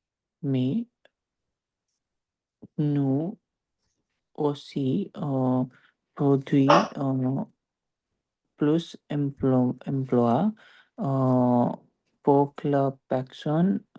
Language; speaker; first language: French; non-native, learner; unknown